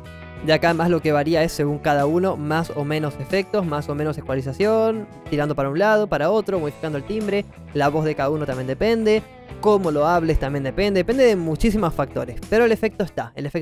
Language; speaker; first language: Spanish; native; Spanish